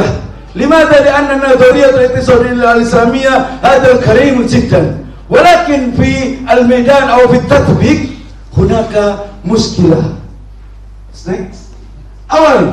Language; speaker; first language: Arabic; non-native, learner; Malay